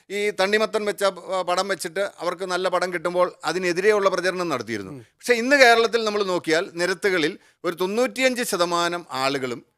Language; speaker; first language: Malayalam; native; Malayalam